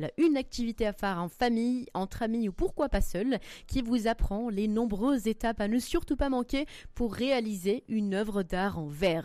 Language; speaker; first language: French; native; French